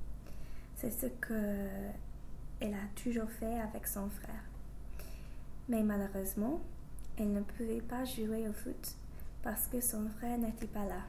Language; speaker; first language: French; non-native, fluent; English